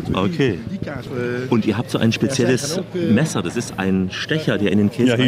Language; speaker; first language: German; native; German